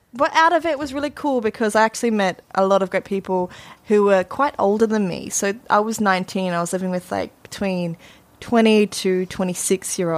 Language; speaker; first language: English; native; English